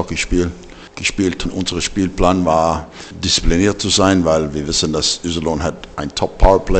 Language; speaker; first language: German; non-native, fluent; English